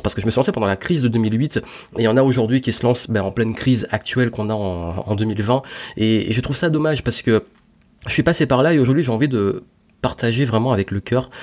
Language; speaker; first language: French; native; French